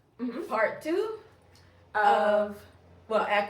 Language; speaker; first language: English; native; English